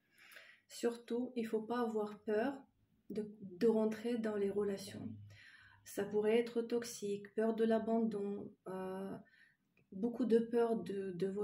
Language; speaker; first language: French; non-native, fluent; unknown